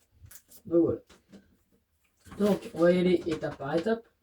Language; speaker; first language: French; native; French